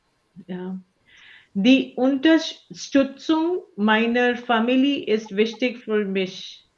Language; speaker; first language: German; non-native, learner; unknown